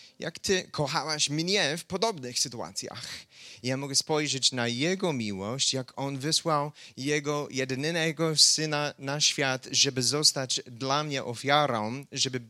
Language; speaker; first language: Polish; non-native, fluent; English